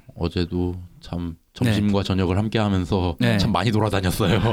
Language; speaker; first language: Korean; native; Korean